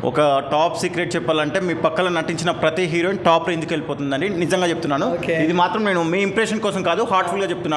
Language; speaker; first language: Telugu; native; Telugu